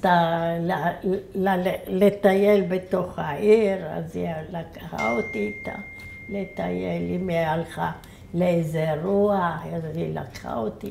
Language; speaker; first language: Hebrew; early bilingual, other home language; Arabic